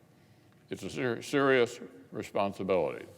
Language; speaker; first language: English; native; English